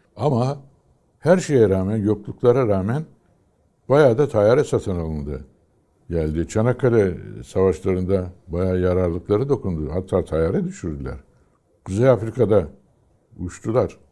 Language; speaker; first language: Turkish; native; Turkish